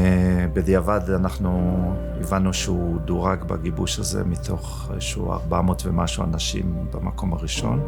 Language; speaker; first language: Hebrew; early bilingual, other home language; German